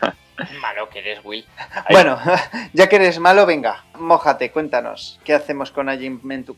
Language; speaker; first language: Spanish; native; Spanish